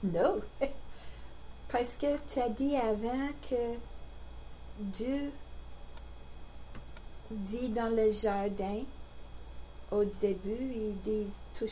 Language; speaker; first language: French; non-native, learner; English